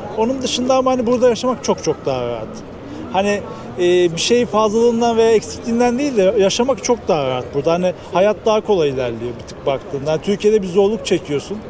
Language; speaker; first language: Turkish; native; Turkish